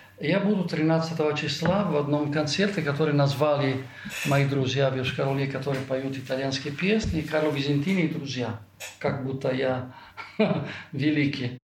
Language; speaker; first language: Russian; non-native, fluent; Italian